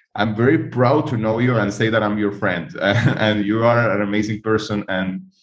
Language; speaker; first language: English; non-native, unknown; Spanish